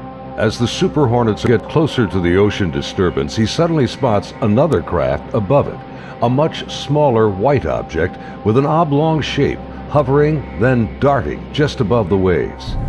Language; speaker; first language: English; native; English